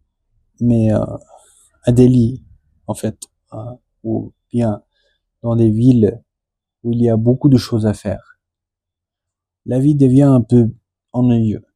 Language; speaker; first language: French; non-native, learner; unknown